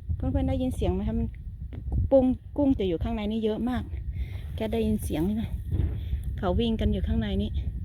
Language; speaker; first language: Thai; native; Thai